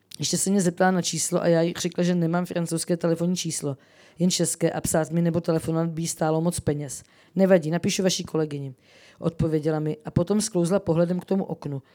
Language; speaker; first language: Czech; native; Czech